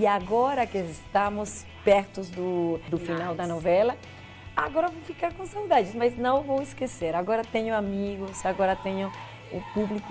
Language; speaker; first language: Portuguese; non-native, fluent; Spanish